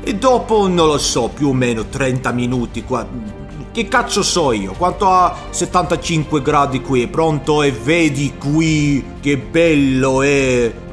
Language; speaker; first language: Italian; non-native, learner; Swedish